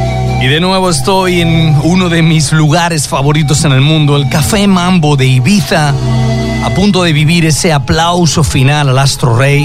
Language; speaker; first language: Spanish; native; Spanish